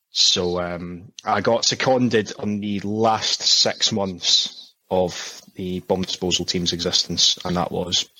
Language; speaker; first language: English; native; English